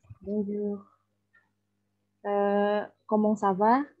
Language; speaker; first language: French; non-native, fluent; Indonesian